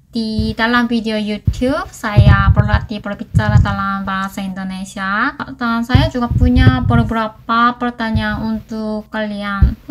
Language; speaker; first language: Indonesian; non-native, fluent; Korean